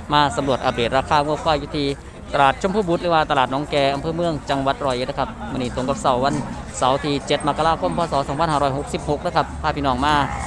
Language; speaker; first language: Thai; non-native, local second language; Northeastern Thai